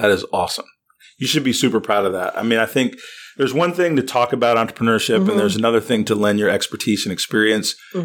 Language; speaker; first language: English; native; English